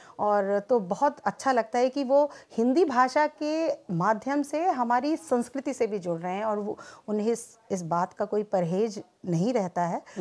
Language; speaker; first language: Hindi; native; Hindi